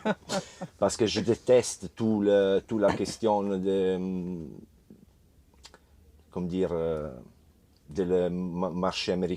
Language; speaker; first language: French; non-native, learner; Italian